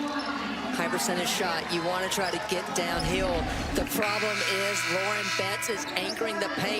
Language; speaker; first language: English; native; English